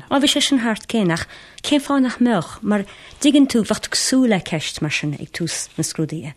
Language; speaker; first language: Irish; native; Irish